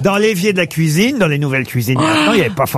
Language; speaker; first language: French; native; French